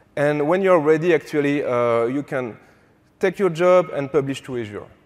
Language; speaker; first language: English; non-native, fluent; French